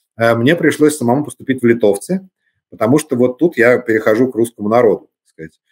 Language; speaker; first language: Russian; native; Russian